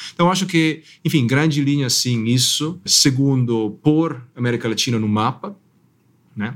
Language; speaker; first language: Portuguese; non-native, fluent; Italian